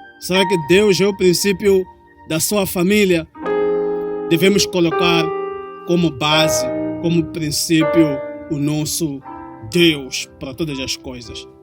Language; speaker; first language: Portuguese; non-native, local second language; Tsonga